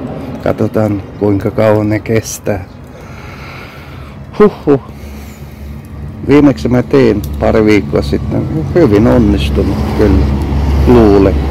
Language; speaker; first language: Finnish; non-native, fluent; Turkish